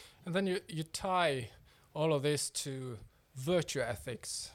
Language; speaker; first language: English; non-native, fluent; Norwegian